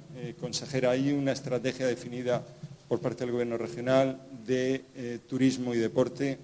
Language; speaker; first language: Spanish; native; Spanish